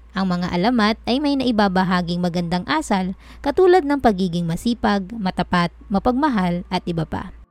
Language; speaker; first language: Filipino; non-native, local second language; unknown